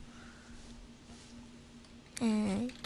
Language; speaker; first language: Chinese; non-native, local second language; Cantonese